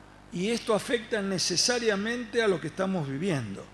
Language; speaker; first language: Spanish; native; Spanish